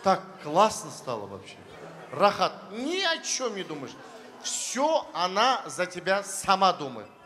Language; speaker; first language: Russian; non-native, local second language; Kazakh